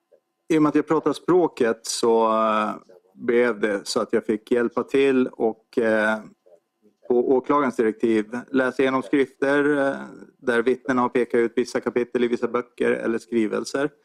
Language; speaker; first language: Swedish; native; Swedish